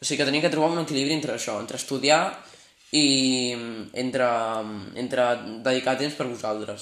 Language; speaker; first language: Catalan; non-native, local second language; Spanish